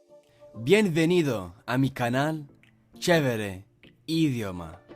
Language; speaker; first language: Spanish; non-native, fluent; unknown